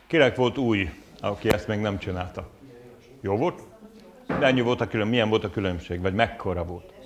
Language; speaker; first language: Hungarian; native; Hungarian